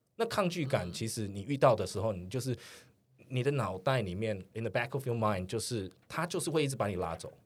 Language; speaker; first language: Chinese; native; Chinese